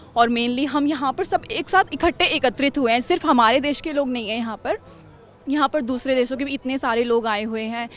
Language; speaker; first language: Hindi; native; Hindi